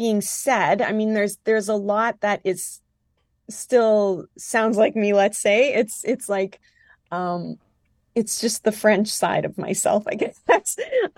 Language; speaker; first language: English; non-native, fluent; French